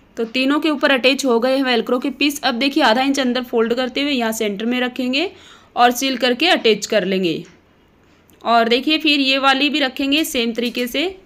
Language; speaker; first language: Hindi; native; Hindi